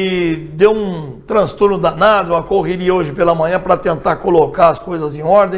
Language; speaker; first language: Portuguese; native; Portuguese